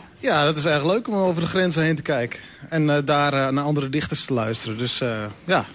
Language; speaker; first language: Dutch; non-native, local second language; Western Frisian